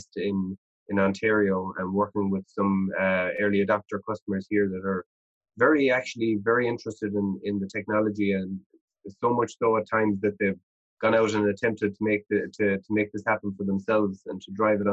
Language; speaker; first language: English; native; English